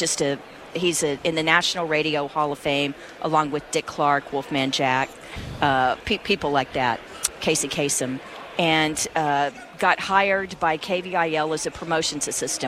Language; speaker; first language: English; native; English